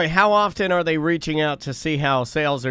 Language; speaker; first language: English; native; English